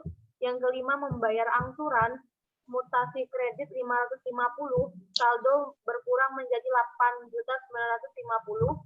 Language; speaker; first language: Indonesian; native; Indonesian